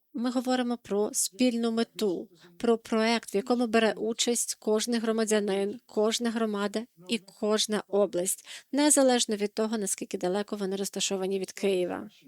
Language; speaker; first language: Ukrainian; non-native, fluent; Dutch